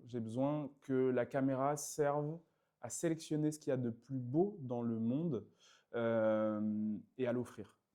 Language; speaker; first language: French; native; French